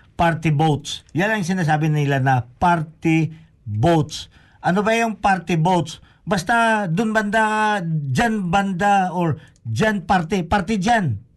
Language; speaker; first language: Filipino; non-native, local second language; Hiligaynon